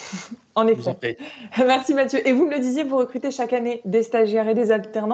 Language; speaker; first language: French; native; French